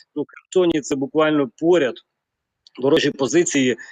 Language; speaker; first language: Ukrainian; native; Ukrainian